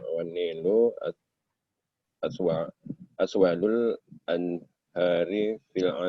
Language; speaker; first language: Arabic; non-native, learner; Indonesian